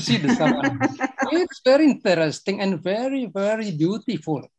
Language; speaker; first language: English; non-native, fluent; Indonesian